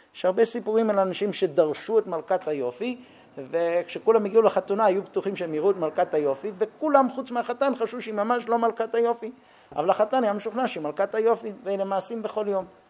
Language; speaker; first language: Hebrew; native; Hebrew